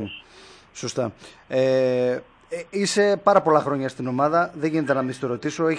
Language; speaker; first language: Greek; native; Greek